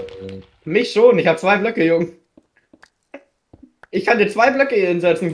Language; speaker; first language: German; native; German